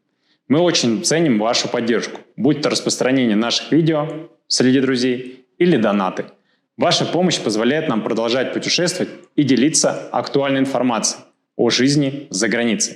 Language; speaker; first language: Russian; native; Russian